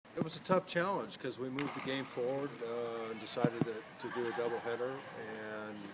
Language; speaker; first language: English; native; English